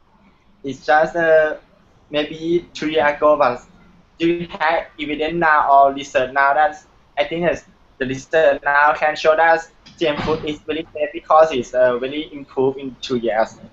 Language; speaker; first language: English; non-native, learner; Thai